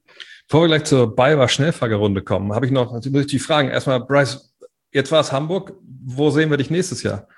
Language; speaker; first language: German; native; German